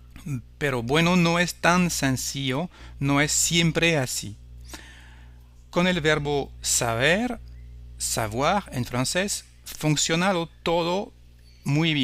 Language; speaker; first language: Spanish; non-native, fluent; French